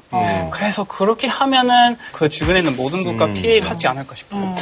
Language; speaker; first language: Korean; non-native, fluent; English